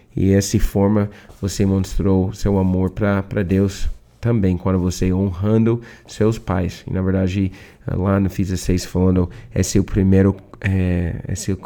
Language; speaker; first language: Portuguese; non-native, learner; English